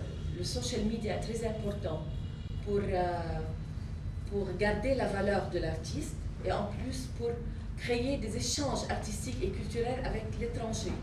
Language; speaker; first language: French; non-native, local second language; Arabic